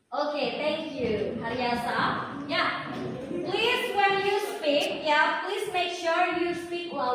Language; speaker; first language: English; non-native, fluent; Indonesian